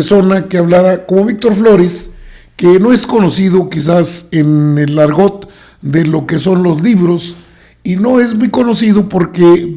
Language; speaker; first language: Spanish; native; Spanish